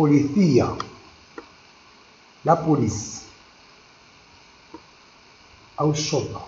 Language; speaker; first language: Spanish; non-native, learner; Arabic